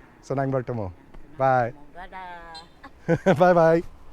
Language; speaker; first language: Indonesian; non-native, learner; English